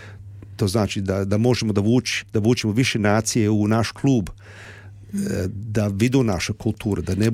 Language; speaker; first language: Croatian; early bilingual, heritage; Serbian